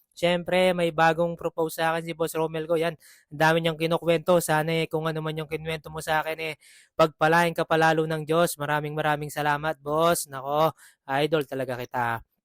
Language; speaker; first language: Filipino; native; Filipino